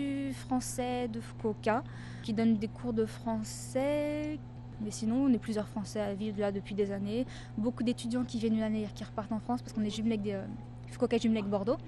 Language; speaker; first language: French; native; French